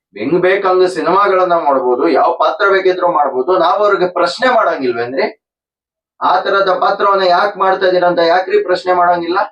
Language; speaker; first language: Kannada; native; Kannada